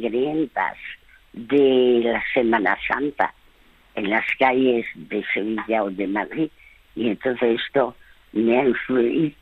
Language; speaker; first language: Spanish; early bilingual, other home language; French